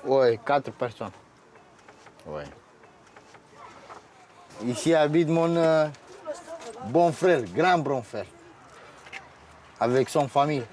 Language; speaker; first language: French; non-native, learner; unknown